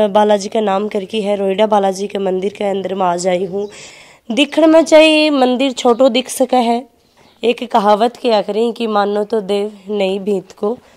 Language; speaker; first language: Hindi; native; Hindi